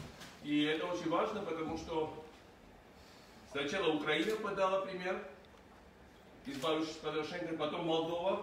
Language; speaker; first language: Ukrainian; non-native, fluent; Georgian